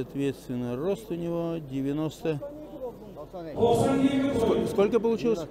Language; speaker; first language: Russian; native; Russian